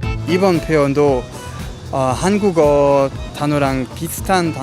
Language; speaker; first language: Korean; non-native, fluent; Luxembourgish